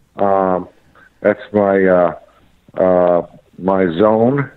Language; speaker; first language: English; native; English